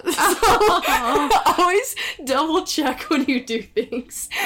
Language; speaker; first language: English; native; English